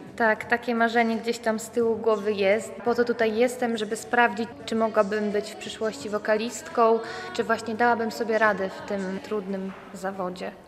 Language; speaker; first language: Polish; native; Polish